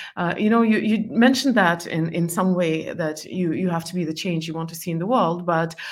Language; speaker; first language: English; non-native, fluent; Estonian